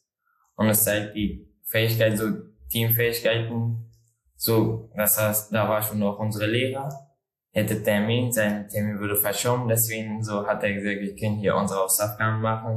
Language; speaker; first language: German; non-native, learner; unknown